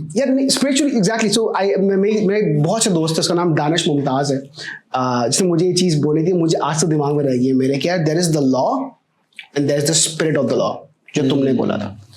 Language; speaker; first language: Urdu; native; Urdu